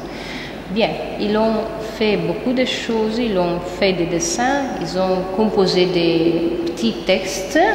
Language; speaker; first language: French; non-native, fluent; Italian